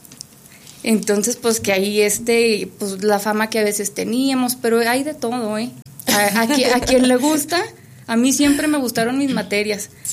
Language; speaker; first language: Spanish; native; Spanish